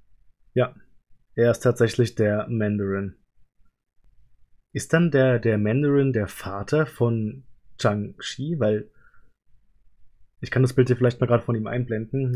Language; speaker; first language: German; native; German